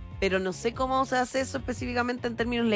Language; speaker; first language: Spanish; native; Spanish